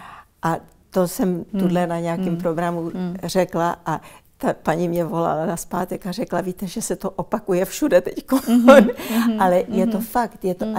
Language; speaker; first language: Czech; early bilingual, heritage; Czech